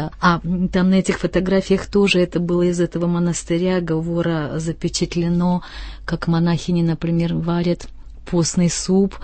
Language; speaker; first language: Russian; native; Russian